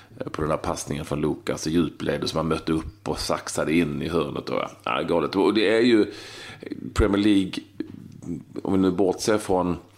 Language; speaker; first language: Swedish; native; Swedish